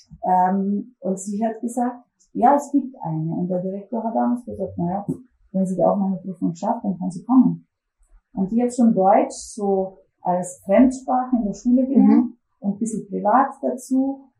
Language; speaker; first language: German; non-native, fluent; Slovenian